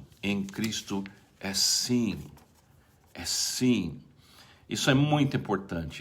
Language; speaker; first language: Portuguese; non-native, fluent; English